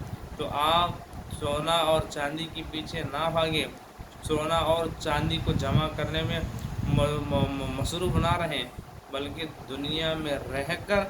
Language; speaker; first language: Urdu; native; Urdu